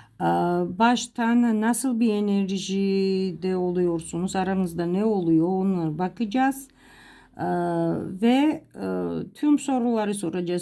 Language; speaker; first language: Turkish; non-native, fluent; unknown